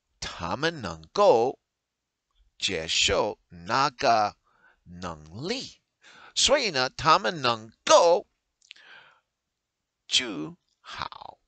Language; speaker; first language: Chinese; non-native, learner; English